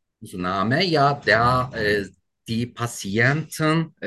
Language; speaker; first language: German; non-native, learner; Turkish